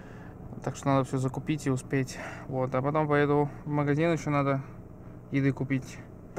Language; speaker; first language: Russian; native; Russian